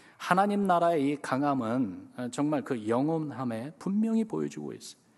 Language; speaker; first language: Korean; early bilingual, other home language; English